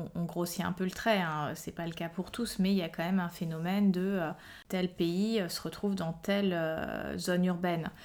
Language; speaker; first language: French; native; French